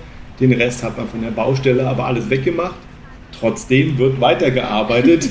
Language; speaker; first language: German; native; German